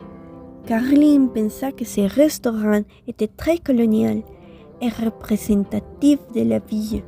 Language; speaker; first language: French; non-native, fluent; Spanish